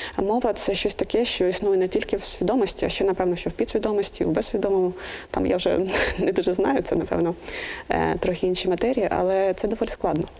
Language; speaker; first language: Ukrainian; non-native, local second language; Russian